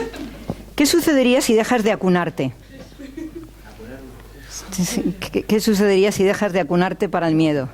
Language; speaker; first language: Spanish; native; Spanish